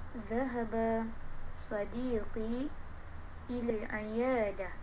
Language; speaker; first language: Arabic; non-native, learner; Malay